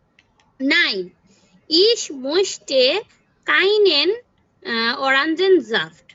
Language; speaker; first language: German; non-native, learner; Bangla